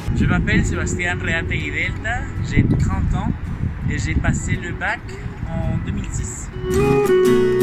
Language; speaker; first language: French; non-native, fluent; Spanish